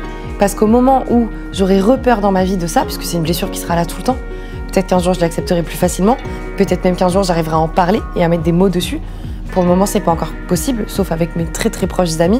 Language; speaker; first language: French; native; French